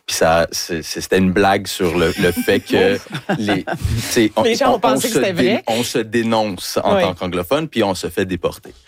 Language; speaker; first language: French; non-native, local second language; English